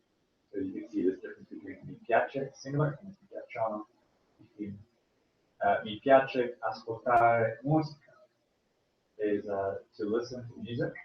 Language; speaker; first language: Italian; non-native, learner; English